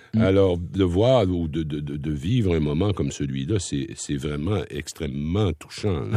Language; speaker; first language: French; native; French